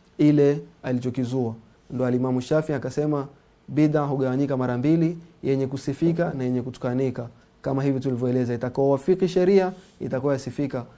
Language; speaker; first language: Swahili; native; Swahili